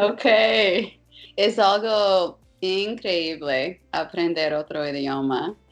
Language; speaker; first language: Spanish; non-native, fluent; English